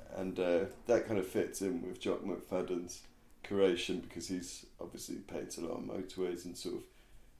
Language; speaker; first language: English; native; English